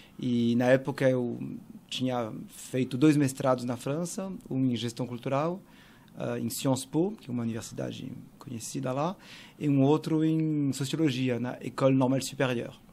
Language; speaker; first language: Portuguese; non-native, fluent; French